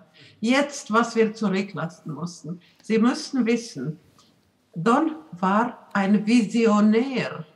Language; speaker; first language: German; non-native, fluent; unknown